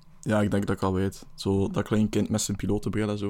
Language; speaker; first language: Dutch; native; Dutch